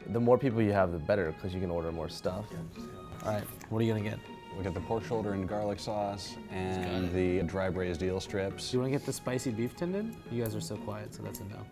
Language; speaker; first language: English; native; English